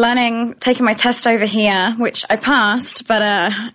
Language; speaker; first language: English; native; English